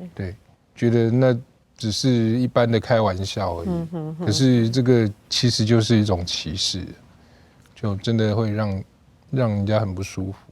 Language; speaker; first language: Chinese; native; Chinese